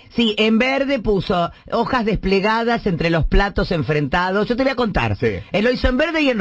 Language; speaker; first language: Spanish; native; Spanish